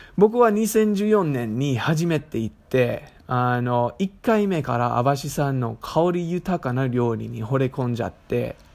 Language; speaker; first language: Japanese; non-native, fluent; English